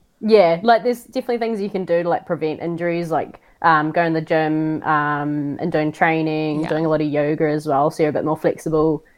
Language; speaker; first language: English; native; English